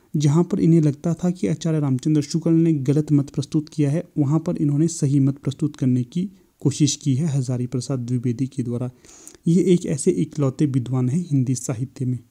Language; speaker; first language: Hindi; native; Hindi